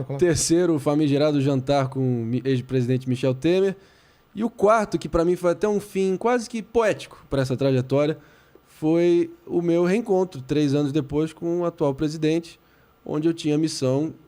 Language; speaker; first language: Portuguese; native; Portuguese